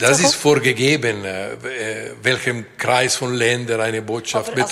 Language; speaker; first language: German; non-native, local second language; Italian